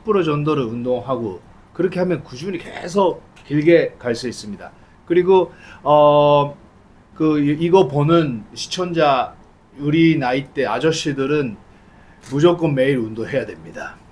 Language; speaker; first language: Korean; early bilingual, heritage; Japanese